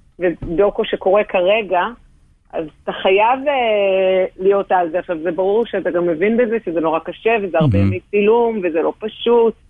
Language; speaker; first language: Hebrew; native; Hebrew